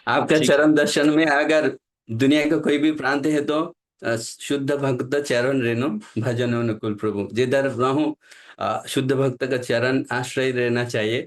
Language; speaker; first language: Hindi; non-native, local second language; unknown